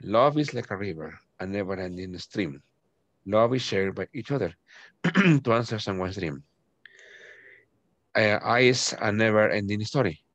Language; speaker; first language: English; non-native, fluent; Spanish